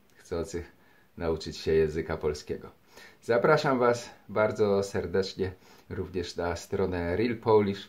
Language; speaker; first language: Polish; native; Polish